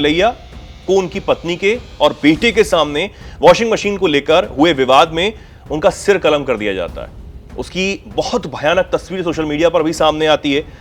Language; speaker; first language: Hindi; native; Hindi